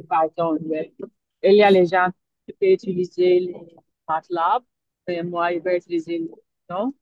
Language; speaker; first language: French; non-native, learner; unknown